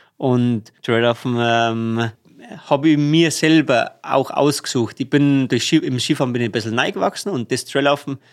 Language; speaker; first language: German; native; German